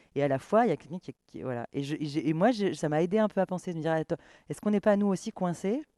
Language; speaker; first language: French; native; French